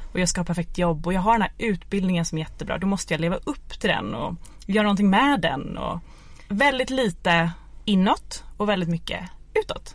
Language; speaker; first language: Swedish; native; Swedish